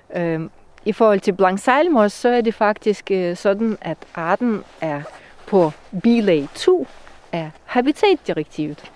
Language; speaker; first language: Danish; non-native, fluent; Russian